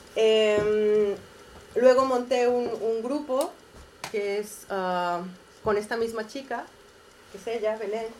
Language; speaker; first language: Spanish; native; Spanish